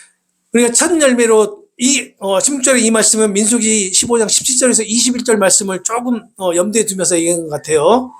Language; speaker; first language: Korean; native; Korean